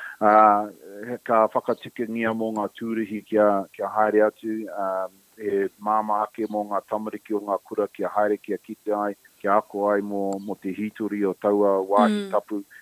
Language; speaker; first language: Māori; non-native, local second language; English